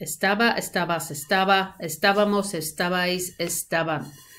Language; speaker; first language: Spanish; non-native, fluent; English